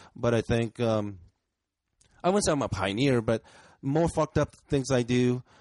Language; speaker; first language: English; early bilingual, other home language; Japanese